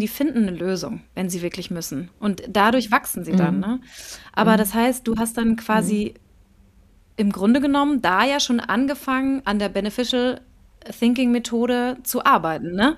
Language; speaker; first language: German; native; German